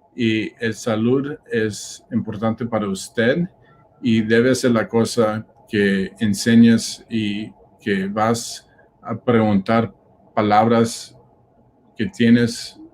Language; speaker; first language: Spanish; early bilingual, other home language; English